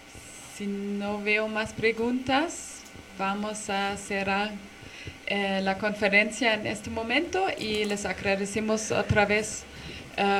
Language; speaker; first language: Spanish; non-native, fluent; German